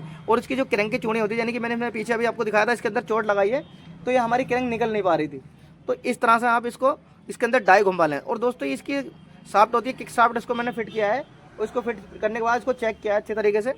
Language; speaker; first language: Hindi; native; Hindi